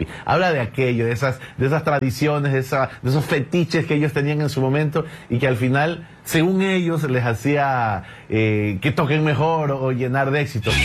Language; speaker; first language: Spanish; native; Spanish